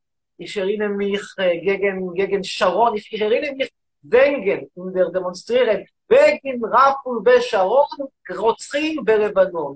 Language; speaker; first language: German; non-native, learner; Hebrew